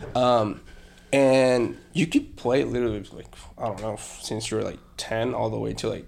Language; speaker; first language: English; non-native, fluent; Spanish